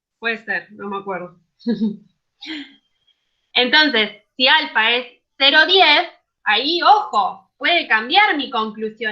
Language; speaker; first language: Spanish; native; Spanish